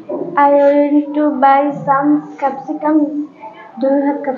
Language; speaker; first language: English; non-native, learner; Bangla